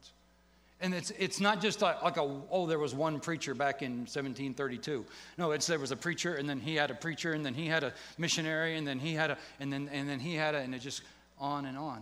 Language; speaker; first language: English; native; English